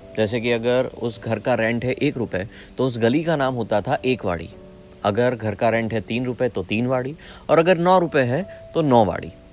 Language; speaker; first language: Hindi; non-native, local second language; Gujarati